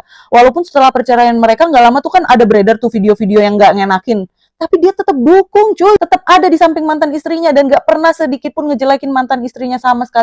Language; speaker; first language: Indonesian; native; Indonesian